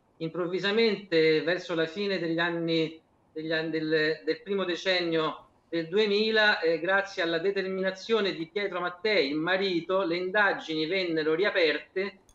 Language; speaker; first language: Italian; native; Italian